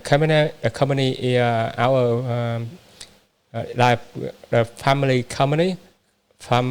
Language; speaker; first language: English; non-native, learner; Vietnamese